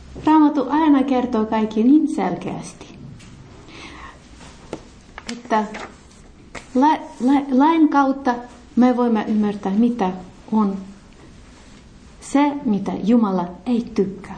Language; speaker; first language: Finnish; non-native, learner; Russian